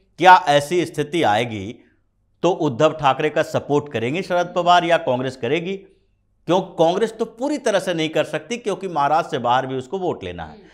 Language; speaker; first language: Hindi; native; Hindi